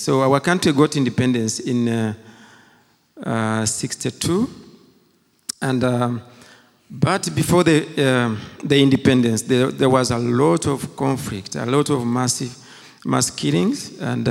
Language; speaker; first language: English; non-native, local second language; Kinyarwanda